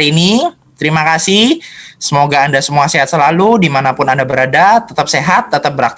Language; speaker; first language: Indonesian; native; Indonesian